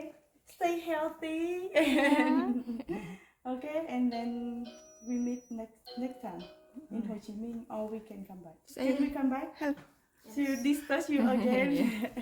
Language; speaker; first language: English; non-native, fluent; Vietnamese